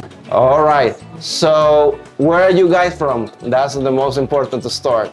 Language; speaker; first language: English; non-native, fluent; Spanish